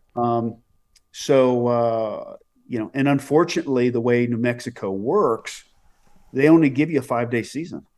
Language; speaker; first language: English; native; English